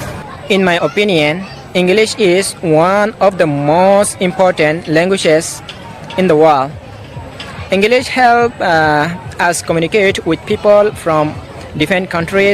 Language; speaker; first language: English; non-native, learner; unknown